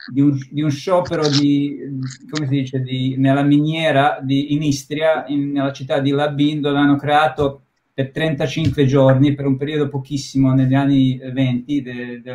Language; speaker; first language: Italian; non-native, fluent; Croatian